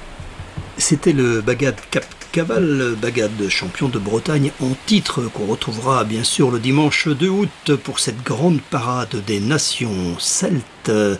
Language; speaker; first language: French; native; French